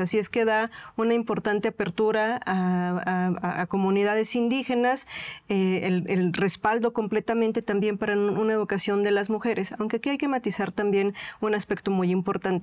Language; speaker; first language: Spanish; native; Spanish